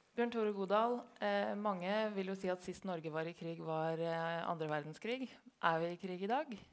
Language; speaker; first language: Norwegian; native; Norwegian